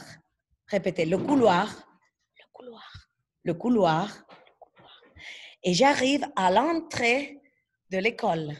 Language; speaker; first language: French; non-native, fluent; Spanish